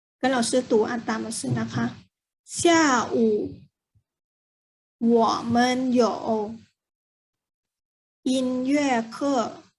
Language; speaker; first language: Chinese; non-native, fluent; Thai